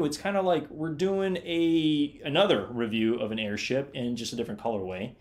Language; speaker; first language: English; native; English